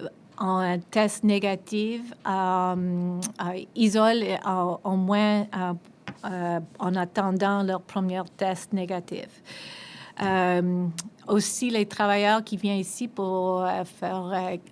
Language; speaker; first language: French; non-native, local second language; English